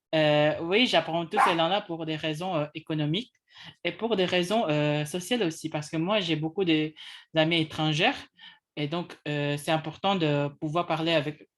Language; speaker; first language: French; non-native, learner; English